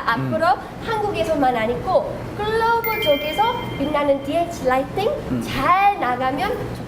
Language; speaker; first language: Korean; non-native, learner; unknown